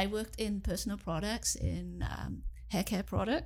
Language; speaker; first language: English; native; English